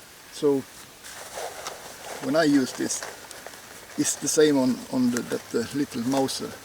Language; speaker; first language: English; non-native, fluent; Swedish